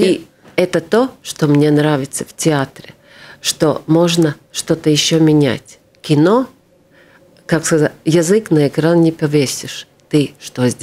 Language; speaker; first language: Russian; non-native, local second language; Latvian